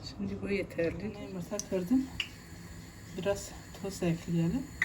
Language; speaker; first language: Turkish; native; Turkish